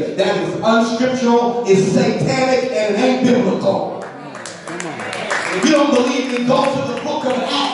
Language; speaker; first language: English; native; English